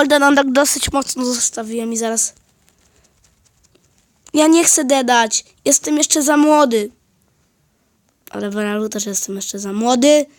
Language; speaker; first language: Polish; native; Polish